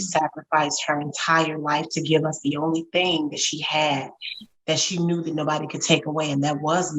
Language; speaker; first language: English; native; English